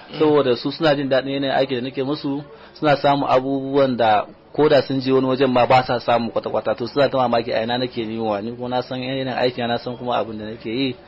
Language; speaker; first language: Hausa; native; Hausa